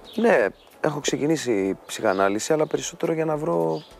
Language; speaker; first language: Greek; native; Greek